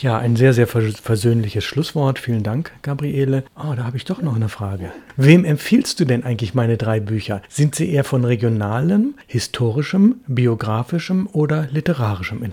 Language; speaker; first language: German; native; German